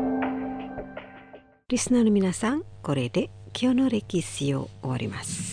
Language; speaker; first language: Japanese; non-native, fluent; Indonesian